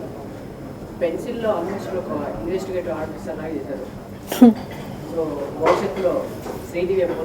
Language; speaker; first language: Telugu; native; Telugu